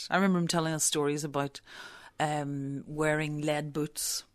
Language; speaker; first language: English; native; English